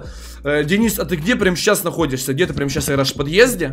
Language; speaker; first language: Russian; native; Russian